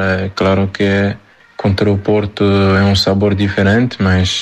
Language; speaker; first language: Portuguese; non-native, fluent; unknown